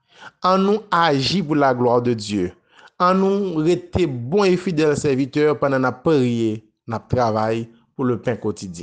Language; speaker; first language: French; non-native, local second language; Haitian Creole